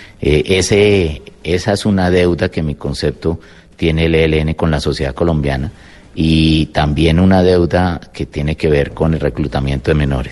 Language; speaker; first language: Spanish; native; Spanish